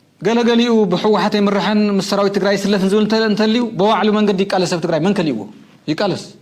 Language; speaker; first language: Tigrinya; native; Tigrinya